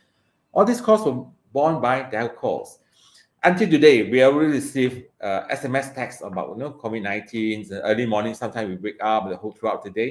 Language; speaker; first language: English; non-native, local second language; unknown